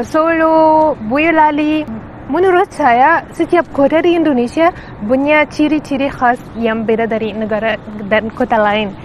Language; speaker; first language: Indonesian; non-native, fluent; Arabic